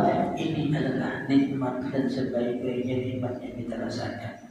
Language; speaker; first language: Indonesian; native; Indonesian